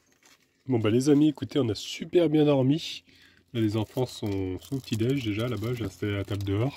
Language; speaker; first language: French; native; French